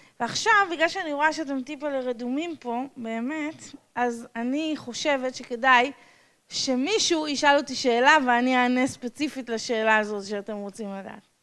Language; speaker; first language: Hebrew; non-native, fluent; English